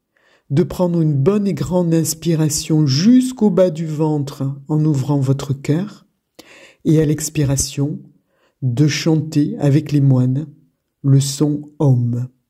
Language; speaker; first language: French; native; French